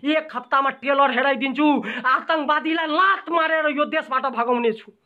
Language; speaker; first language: Nepali; non-native, local second language; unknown